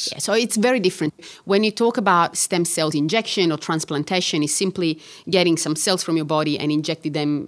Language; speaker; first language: English; non-native, fluent; Italian